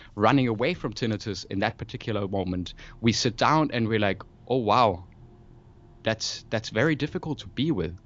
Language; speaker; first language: English; non-native, fluent; German